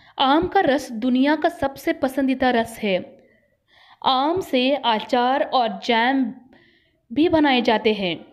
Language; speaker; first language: Hindi; non-native, local second language; Kannada